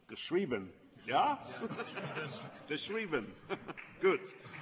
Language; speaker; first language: German; non-native, learner; English